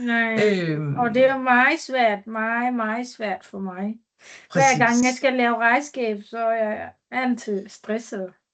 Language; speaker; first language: Danish; non-native, learner; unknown